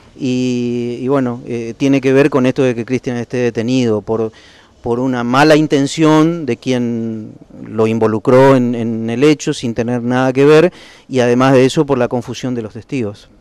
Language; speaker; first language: Spanish; native; Spanish